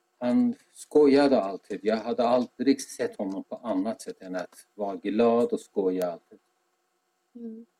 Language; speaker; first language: Swedish; non-native, fluent; Azerbaijani